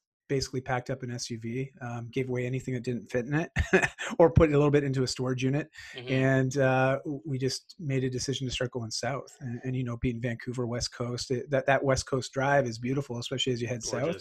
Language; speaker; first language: English; native; English